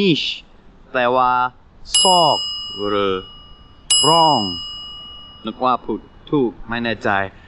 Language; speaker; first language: Thai; non-native, learner; English